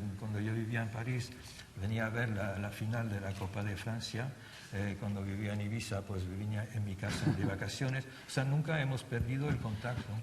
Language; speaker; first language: Spanish; non-native, fluent; German